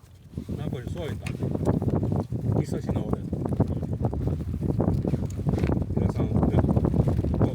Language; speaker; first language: Finnish; non-native, learner; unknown